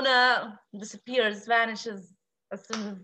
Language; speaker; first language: English; non-native, fluent; Arabic